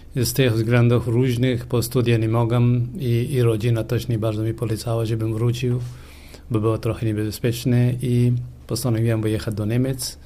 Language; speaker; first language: Polish; non-native, fluent; Persian